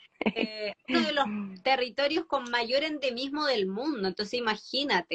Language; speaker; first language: Spanish; native; Spanish